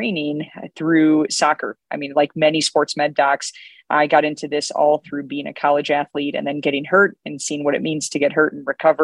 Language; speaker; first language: English; native; English